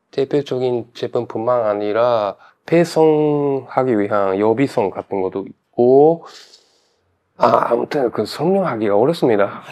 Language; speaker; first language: Korean; non-native, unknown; Japanese